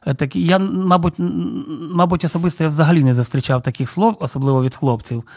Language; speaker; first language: Ukrainian; non-native, local second language; Russian